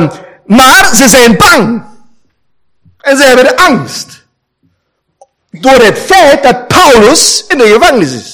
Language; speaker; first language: Dutch; non-native, fluent; German